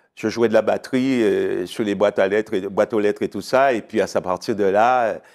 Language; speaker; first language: French; native; French